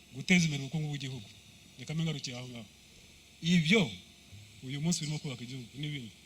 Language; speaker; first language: Kinyarwanda; early bilingual, heritage; Kinyarwanda